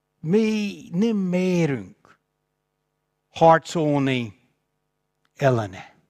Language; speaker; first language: Hungarian; non-native, fluent; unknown